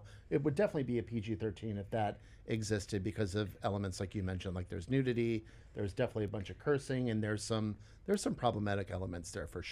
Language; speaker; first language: English; native; English